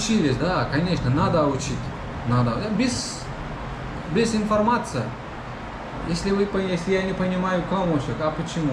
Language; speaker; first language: Russian; non-native, learner; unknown